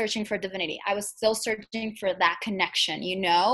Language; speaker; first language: English; native; English